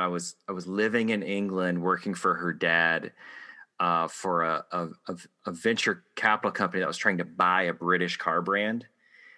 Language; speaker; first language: English; native; English